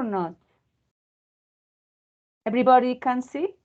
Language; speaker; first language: English; non-native, fluent; Spanish